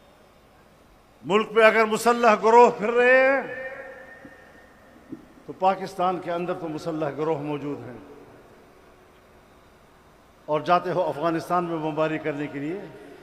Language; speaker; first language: Urdu; non-native, local second language; Pashto